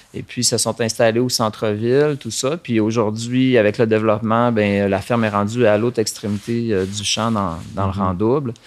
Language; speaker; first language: French; native; French